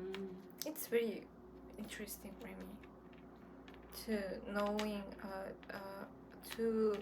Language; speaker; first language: English; non-native, learner; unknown